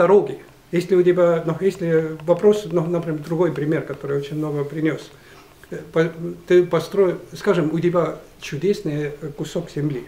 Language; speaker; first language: Russian; non-native, fluent; Estonian